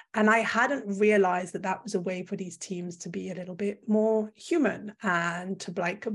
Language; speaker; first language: English; non-native, fluent; French